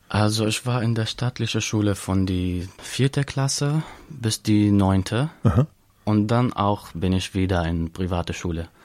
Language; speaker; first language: German; non-native, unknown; Arabic